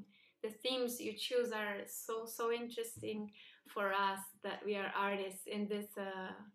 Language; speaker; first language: English; non-native, fluent; Spanish